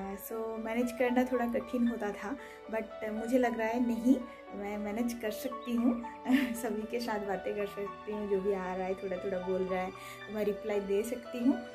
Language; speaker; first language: Hindi; native; Hindi